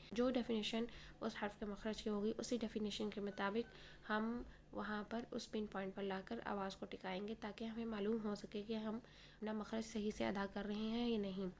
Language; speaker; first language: Urdu; native; Urdu